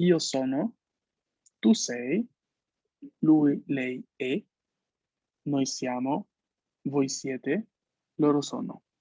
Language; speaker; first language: Italian; non-native, fluent; Spanish